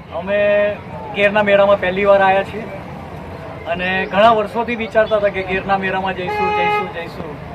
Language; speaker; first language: Gujarati; native; Gujarati